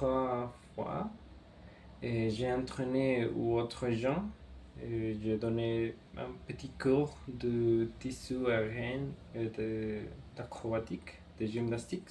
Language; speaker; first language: French; non-native, fluent; Spanish